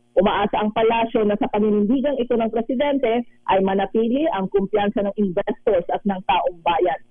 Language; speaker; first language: Filipino; native; Filipino